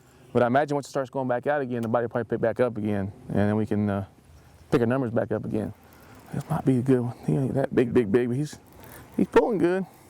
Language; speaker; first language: English; native; English